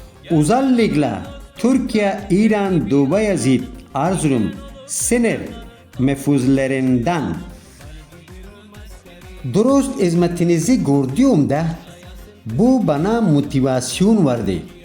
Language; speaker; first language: Turkish; non-native, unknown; Persian